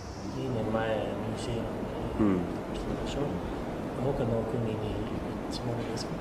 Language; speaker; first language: Japanese; non-native, fluent; English